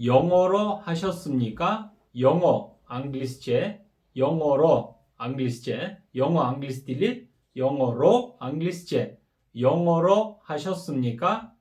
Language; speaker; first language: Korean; non-native, fluent; Kyrgyz